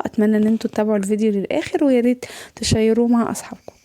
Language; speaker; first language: Arabic; native; Arabic